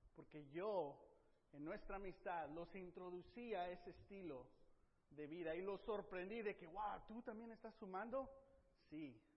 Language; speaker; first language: Spanish; native; Spanish